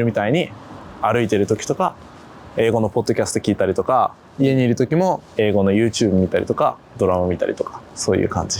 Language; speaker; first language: Japanese; native; Japanese